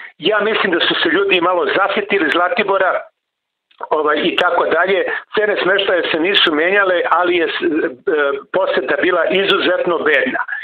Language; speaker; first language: Serbian; native; Serbian